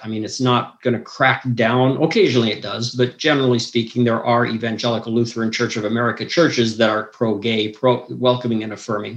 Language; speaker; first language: English; native; English